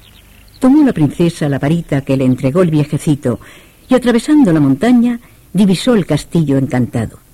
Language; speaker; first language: Spanish; native; Spanish